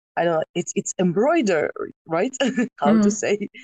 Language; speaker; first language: English; non-native, fluent; Ukrainian